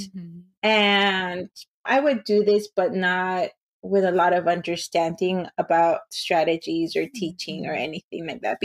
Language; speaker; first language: English; early bilingual, other home language; Spanish